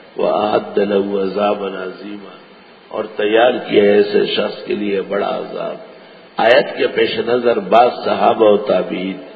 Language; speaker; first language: Urdu; non-native, local second language; Pashto